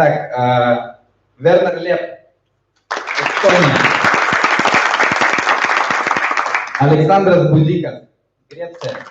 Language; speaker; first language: Russian; native; Russian